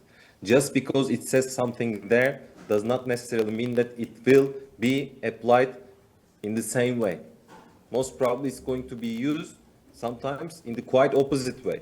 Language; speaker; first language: English; non-native, fluent; Turkish